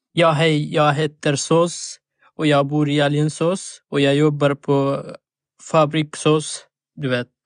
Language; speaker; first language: Swedish; non-native, learner; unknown